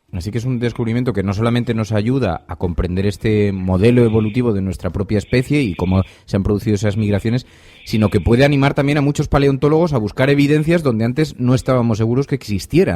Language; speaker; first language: Spanish; native; Spanish